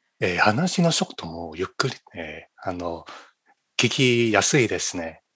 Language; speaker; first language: Japanese; non-native, fluent; Chinese